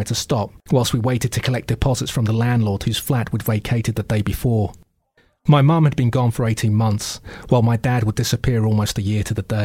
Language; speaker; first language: English; native; English